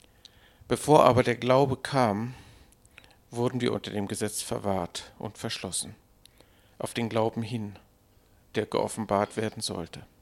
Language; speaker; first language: German; native; German